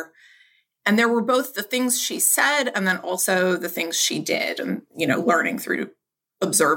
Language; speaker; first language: English; native; English